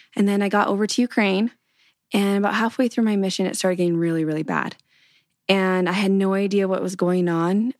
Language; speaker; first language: English; native; English